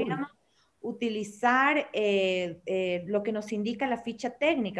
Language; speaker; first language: Spanish; native; Spanish